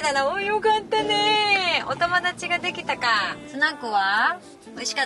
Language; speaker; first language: Japanese; native; Japanese